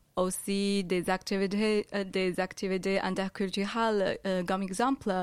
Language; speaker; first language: French; non-native, fluent; Chinese